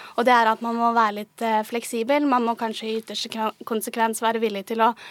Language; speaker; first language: Norwegian; native; Norwegian